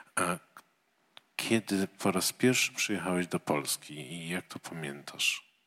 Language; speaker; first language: Polish; native; Polish